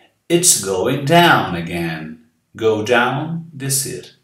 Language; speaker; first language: English; non-native, fluent; Portuguese